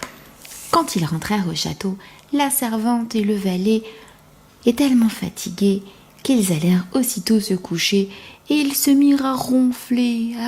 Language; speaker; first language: French; native; French